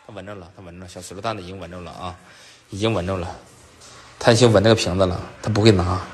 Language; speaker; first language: Chinese; native; Chinese